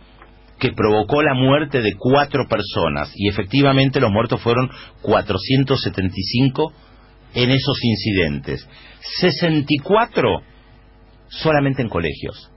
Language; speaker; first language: Spanish; native; Spanish